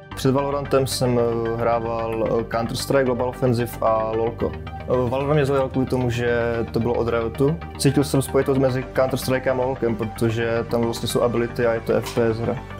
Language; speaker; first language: Czech; native; Czech